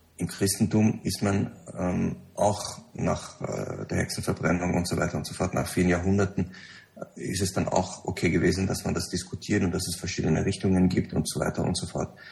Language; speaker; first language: German; early bilingual, other home language; Persian